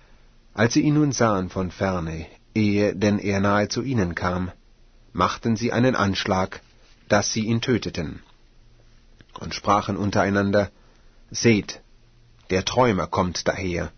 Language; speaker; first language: German; native; German